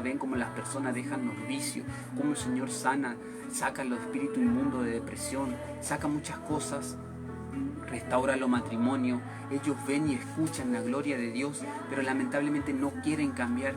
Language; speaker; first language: Spanish; native; Spanish